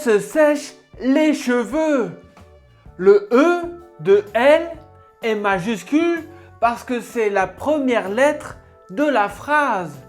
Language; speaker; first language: French; native; French